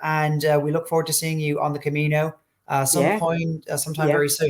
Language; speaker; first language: English; native; English